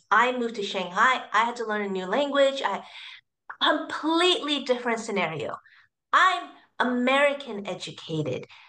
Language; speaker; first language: English; early bilingual, other home language; Cantonese